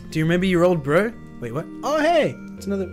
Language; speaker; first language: English; native; English